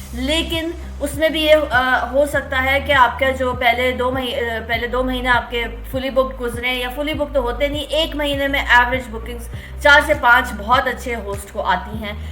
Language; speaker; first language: Urdu; native; Urdu